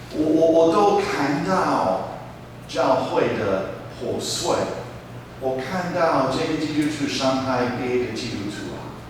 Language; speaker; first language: Chinese; non-native, fluent; English